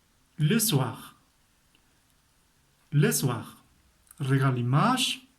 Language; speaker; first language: French; non-native, fluent; Spanish